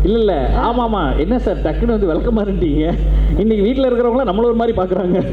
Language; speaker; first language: Tamil; native; Tamil